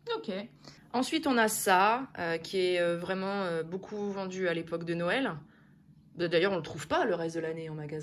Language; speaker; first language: French; native; French